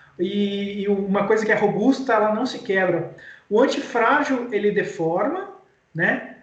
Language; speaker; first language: Portuguese; native; Portuguese